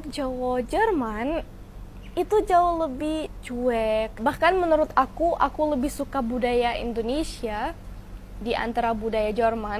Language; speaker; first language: Indonesian; non-native, fluent; German